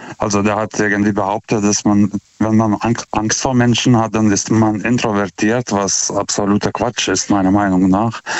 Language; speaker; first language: German; non-native, fluent; Lithuanian